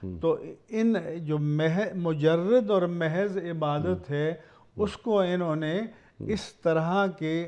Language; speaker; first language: Urdu; native; Urdu